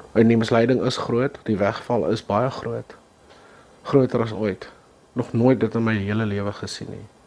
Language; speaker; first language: Afrikaans; non-native, local second language; English